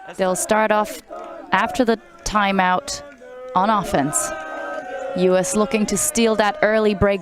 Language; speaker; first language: English; native; English